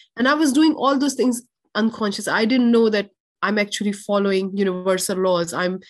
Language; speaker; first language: English; non-native, local second language; Urdu